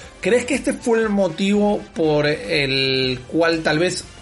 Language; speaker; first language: Spanish; native; Spanish